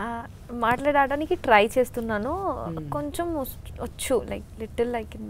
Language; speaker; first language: Telugu; non-native, learner; Bangla